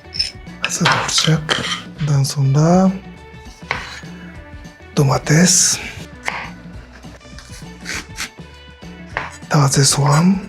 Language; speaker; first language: Turkish; non-native, learner; Japanese